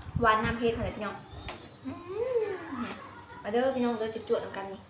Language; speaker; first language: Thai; non-native, local second language; Lao